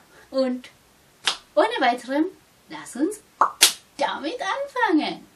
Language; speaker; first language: German; non-native, fluent; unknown